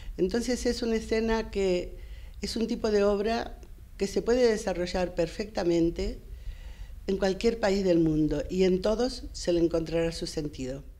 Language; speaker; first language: Spanish; native; Spanish